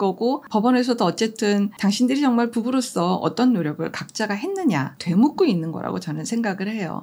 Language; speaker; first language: Korean; native; Korean